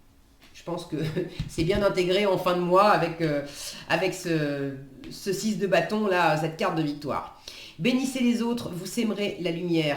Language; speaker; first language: French; native; French